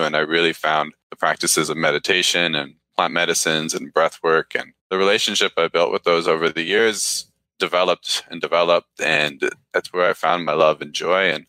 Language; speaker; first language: English; native; English